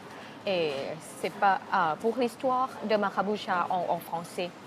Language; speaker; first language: French; non-native, fluent; Thai